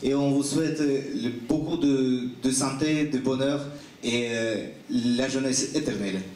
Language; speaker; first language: French; non-native, fluent; Russian